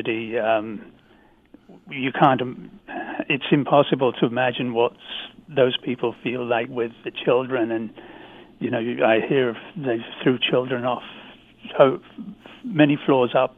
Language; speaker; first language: English; native; English